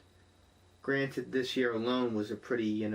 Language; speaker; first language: English; native; English